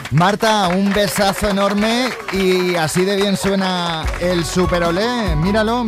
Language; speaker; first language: Spanish; native; Spanish